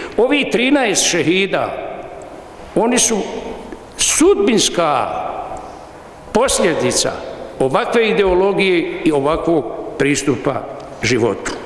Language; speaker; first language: Bosnian; native; Bosnian